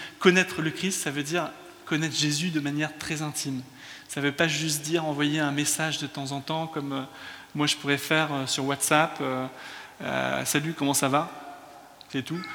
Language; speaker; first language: French; early bilingual, other home language; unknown